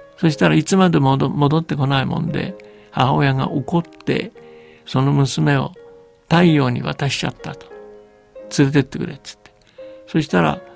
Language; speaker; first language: Japanese; early bilingual, heritage; Japanese